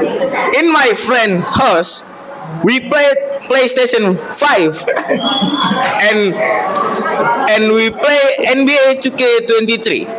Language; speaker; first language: English; non-native, learner; Indonesian